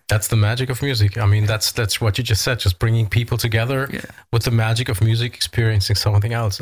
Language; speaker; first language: English; non-native, fluent; German